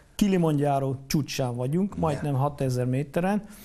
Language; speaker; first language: Hungarian; non-native, fluent; Dutch